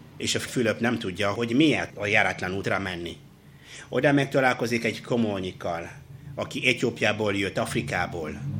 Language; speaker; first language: Hungarian; non-native, fluent; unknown